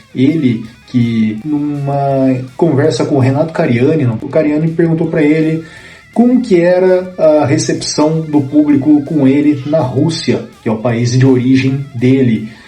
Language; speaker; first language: Portuguese; native; Portuguese